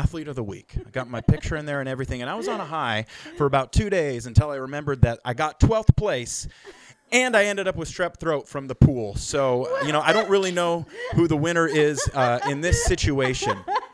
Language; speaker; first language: English; native; English